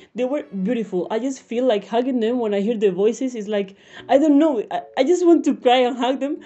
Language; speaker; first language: English; non-native, fluent; Spanish